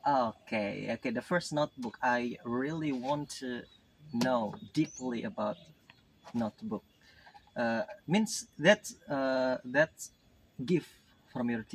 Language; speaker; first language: English; non-native, learner; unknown